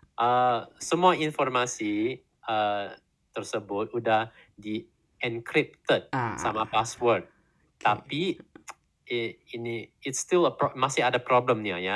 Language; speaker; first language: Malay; non-native, learner; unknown